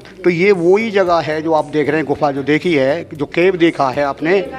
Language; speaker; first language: Hindi; native; Hindi